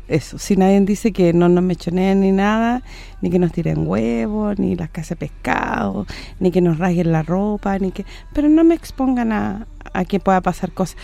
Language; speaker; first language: Spanish; native; Spanish